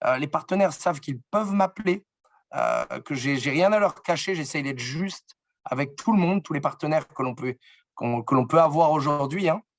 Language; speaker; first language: French; native; French